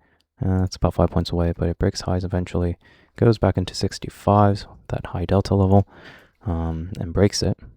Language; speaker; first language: English; native; English